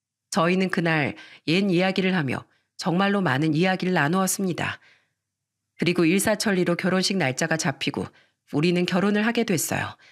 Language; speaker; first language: Korean; native; Korean